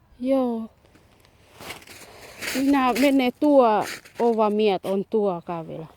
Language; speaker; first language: Finnish; non-native, learner; Thai